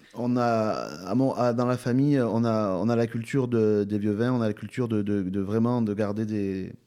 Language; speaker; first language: French; native; French